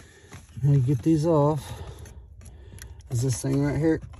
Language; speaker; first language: English; native; English